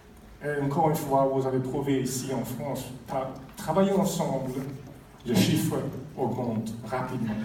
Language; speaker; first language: French; non-native, fluent; Swedish